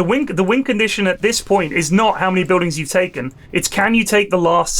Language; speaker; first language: English; native; English